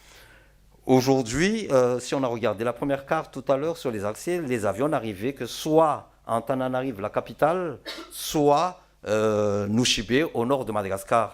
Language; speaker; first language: French; non-native, local second language; Malagasy